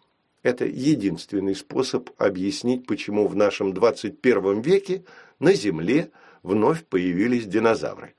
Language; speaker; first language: Russian; native; Russian